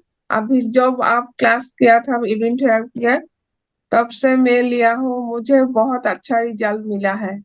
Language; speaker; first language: Hindi; non-native, local second language; Kannada